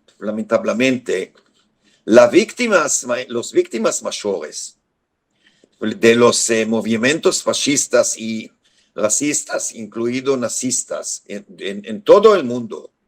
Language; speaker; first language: Spanish; non-native, fluent; Hebrew